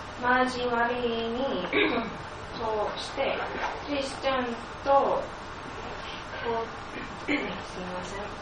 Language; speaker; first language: Japanese; non-native, learner; English